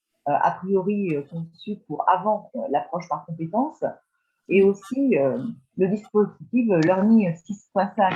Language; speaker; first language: French; native; French